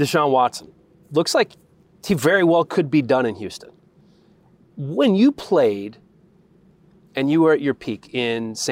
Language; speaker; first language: English; native; English